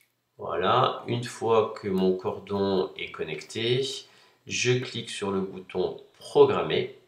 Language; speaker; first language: French; native; French